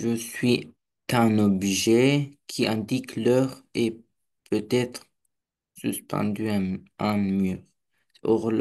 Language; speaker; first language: French; non-native, learner; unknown